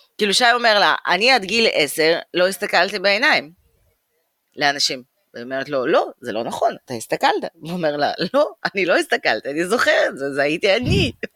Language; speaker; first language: Hebrew; early bilingual, other home language; Russian